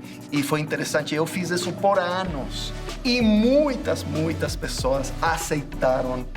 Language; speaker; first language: Portuguese; non-native, fluent; English